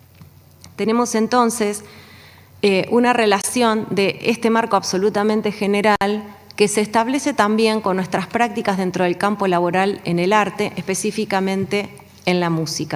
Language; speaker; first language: Spanish; native; Spanish